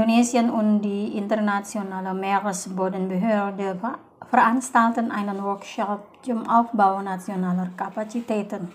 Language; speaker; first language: German; non-native, fluent; Indonesian